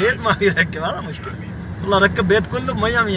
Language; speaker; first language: Arabic; non-native, learner; Punjabi